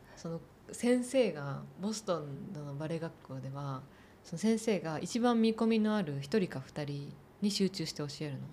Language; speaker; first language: Japanese; native; Japanese